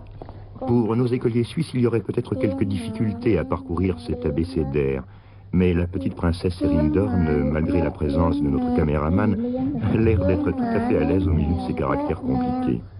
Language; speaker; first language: French; native; French